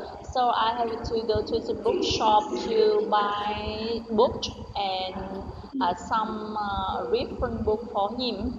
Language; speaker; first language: English; non-native, learner; Vietnamese